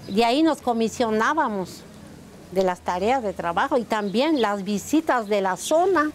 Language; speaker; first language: Spanish; non-native, local second language; Tzeltal